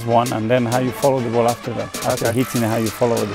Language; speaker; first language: English; non-native, fluent; Spanish